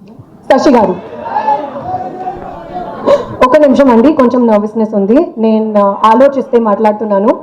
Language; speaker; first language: Telugu; non-native, local second language; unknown